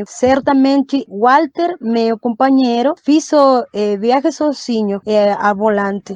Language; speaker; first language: Portuguese; non-native, learner; Spanish